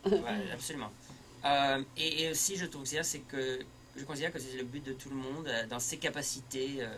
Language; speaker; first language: French; early bilingual, heritage; French